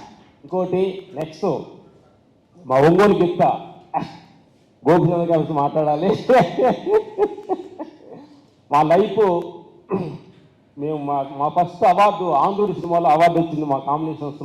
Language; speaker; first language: Telugu; native; Telugu